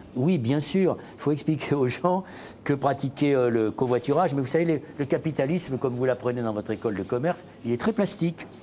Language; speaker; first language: French; native; French